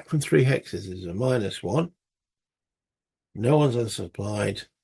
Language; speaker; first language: English; native; English